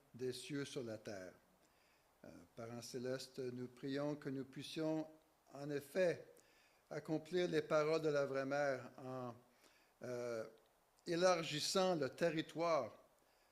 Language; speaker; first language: French; native; French